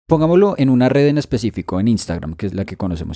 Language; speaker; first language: Spanish; native; Spanish